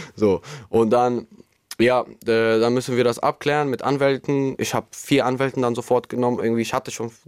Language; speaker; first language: German; non-native, fluent; Albanian